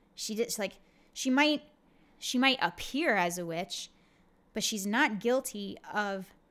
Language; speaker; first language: English; native; English